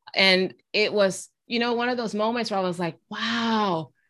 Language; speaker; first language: English; early bilingual, other home language; Spanish